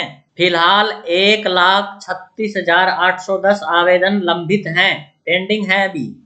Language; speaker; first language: Hindi; native; Hindi